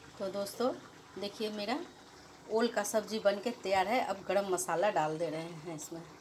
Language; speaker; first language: Hindi; native; Hindi